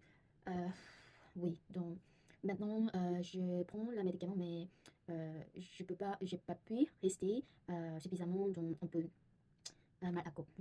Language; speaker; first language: French; non-native, learner; Korean